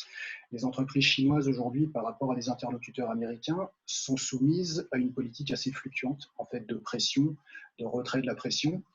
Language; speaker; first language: French; native; French